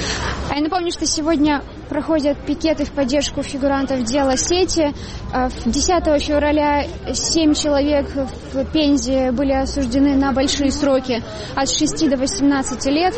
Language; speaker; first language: Russian; native; Russian